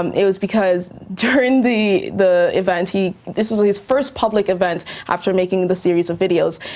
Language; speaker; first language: English; native; English